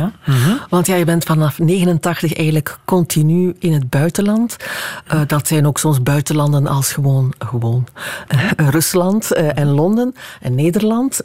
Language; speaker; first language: Dutch; native; Dutch